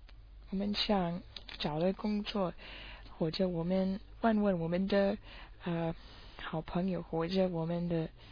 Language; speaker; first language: Chinese; non-native, learner; English